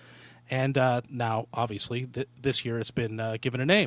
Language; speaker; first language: English; native; English